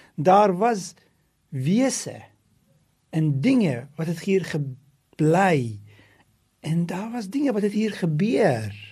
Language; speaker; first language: Afrikaans; non-native, local second language; English